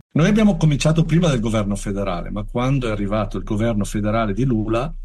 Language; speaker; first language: Italian; native; Italian